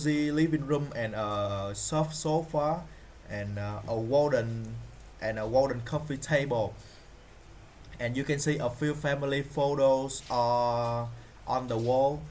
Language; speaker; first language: English; non-native, learner; Vietnamese